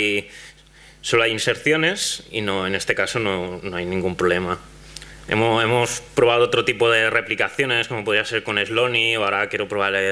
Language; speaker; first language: Spanish; non-native, local second language; Catalan